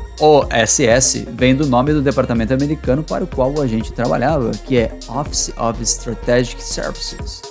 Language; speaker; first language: Portuguese; native; Portuguese